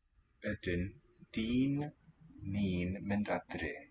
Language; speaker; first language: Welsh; non-native, learner; English